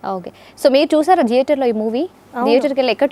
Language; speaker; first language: Telugu; native; Telugu